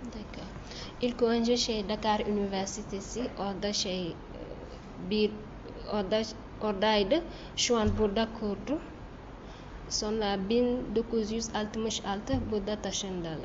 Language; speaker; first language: Turkish; non-native, learner; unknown